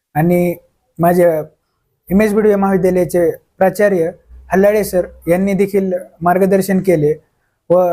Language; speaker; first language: Marathi; native; Marathi